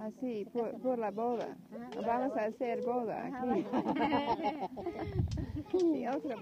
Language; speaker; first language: Spanish; non-native, learner; English